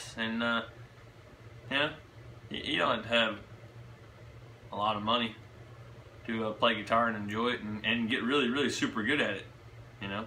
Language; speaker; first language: English; native; English